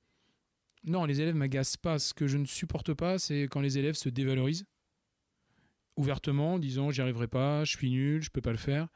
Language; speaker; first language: French; native; French